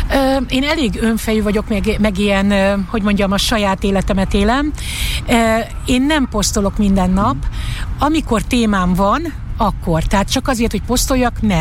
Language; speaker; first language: Hungarian; native; Hungarian